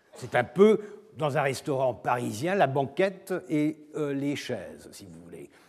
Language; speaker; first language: French; non-native, fluent; Turkish